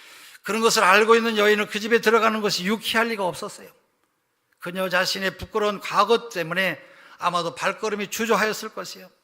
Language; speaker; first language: Korean; native; Korean